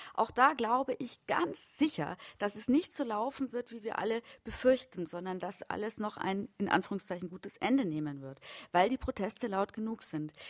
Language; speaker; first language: German; native; German